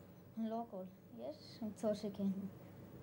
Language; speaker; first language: Hebrew; early bilingual, other home language; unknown